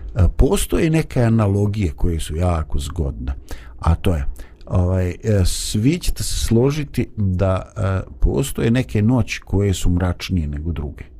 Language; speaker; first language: Bosnian; native; Bosnian